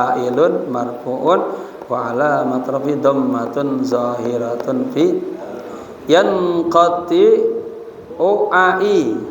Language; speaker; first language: Arabic; non-native, fluent; Indonesian